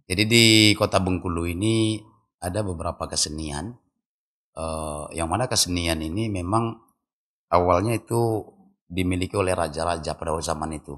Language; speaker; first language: Indonesian; non-native, local second language; Malay